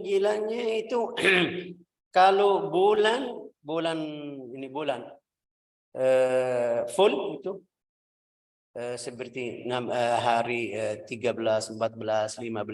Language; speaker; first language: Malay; non-native, fluent; Arabic